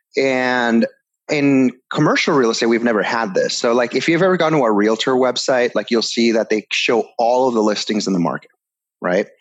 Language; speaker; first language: English; early bilingual, other home language; Spanish